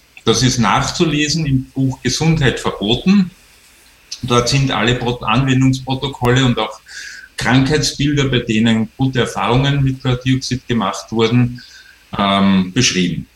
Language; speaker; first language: German; native; German